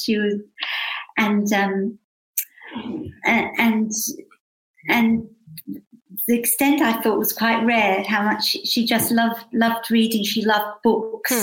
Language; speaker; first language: English; native; English